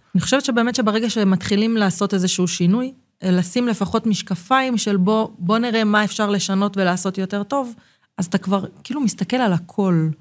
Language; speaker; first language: Hebrew; native; Hebrew